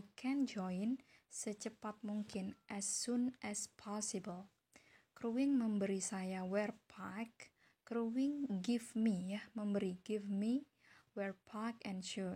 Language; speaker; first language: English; non-native, fluent; Indonesian